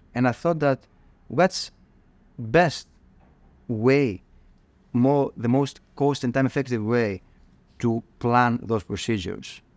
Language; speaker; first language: English; non-native, fluent; Greek